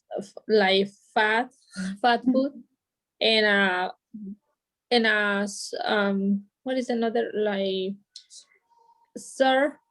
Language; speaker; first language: English; non-native, learner; Spanish